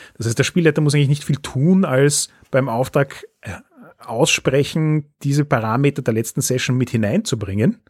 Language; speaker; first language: German; native; German